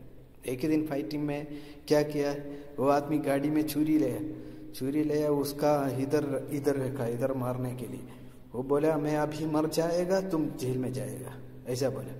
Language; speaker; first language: Hindi; non-native, local second language; Malayalam